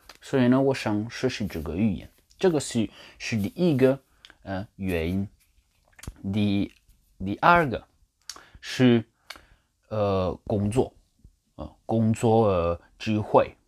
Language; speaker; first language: Chinese; non-native, learner; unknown